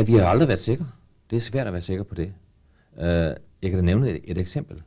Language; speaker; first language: Danish; native; Danish